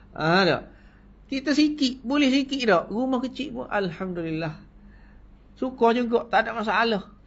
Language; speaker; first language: Malay; native; Malay